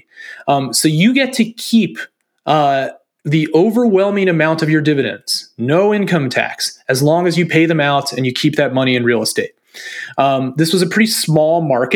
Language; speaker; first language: English; native; English